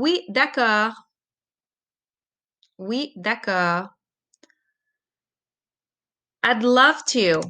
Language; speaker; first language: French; non-native, fluent; English